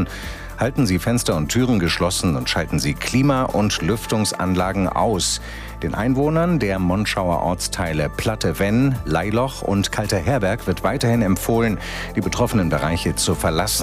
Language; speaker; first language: German; native; German